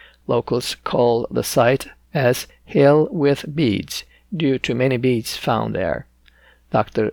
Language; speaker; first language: English; non-native, fluent; Turkish